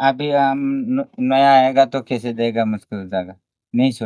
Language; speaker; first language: Hindi; non-native, local second language; Bangla